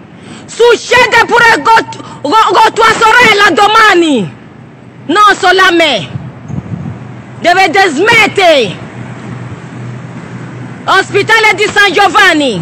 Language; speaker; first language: Italian; non-native, learner; Nigerian Pidgin